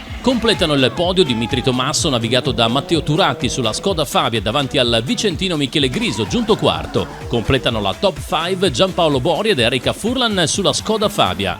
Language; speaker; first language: Italian; native; Italian